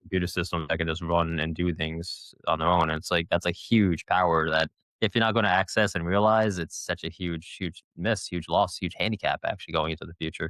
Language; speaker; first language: English; native; English